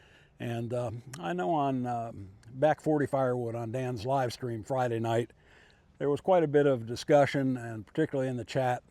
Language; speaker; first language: English; native; English